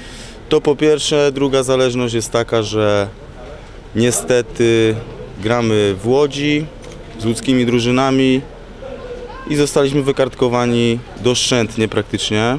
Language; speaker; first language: Polish; native; Polish